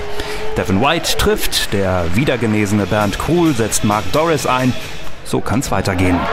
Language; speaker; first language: German; native; German